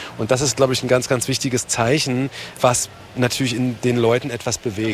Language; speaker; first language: German; native; German